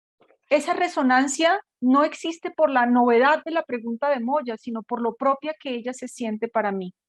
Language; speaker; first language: Spanish; native; Spanish